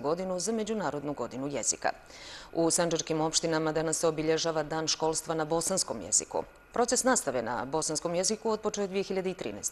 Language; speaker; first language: Serbian; native; Serbian